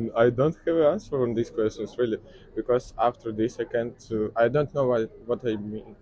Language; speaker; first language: English; non-native, learner; Russian